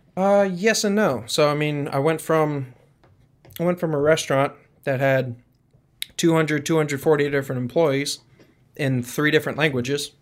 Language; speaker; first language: English; native; English